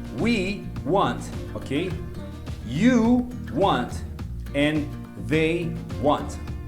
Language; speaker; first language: English; non-native, learner; Portuguese